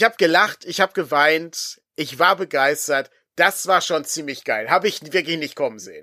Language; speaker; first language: German; native; German